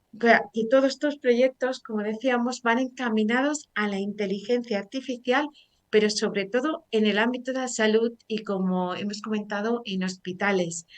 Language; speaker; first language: Spanish; native; Spanish